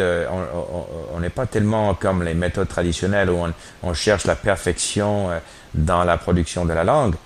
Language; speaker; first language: French; non-native, fluent; English